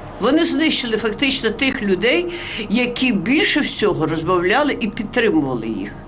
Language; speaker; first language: Ukrainian; non-native, local second language; Russian